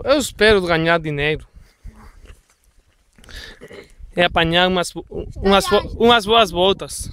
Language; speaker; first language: Portuguese; non-native, learner; Spanish